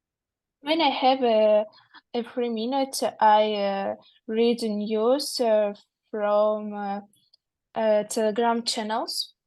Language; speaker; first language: English; non-native, learner; Russian